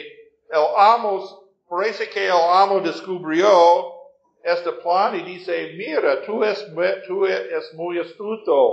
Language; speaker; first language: Spanish; non-native, fluent; English